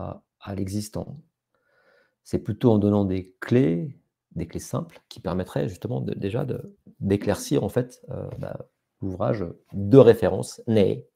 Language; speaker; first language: French; native; French